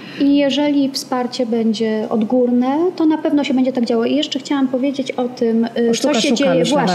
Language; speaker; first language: Polish; native; Polish